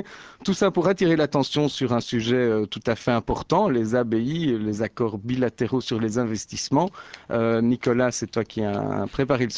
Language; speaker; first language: French; native; French